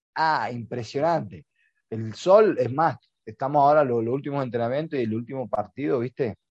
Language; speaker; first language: Spanish; native; Spanish